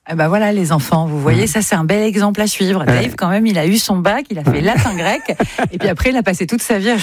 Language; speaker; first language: French; native; French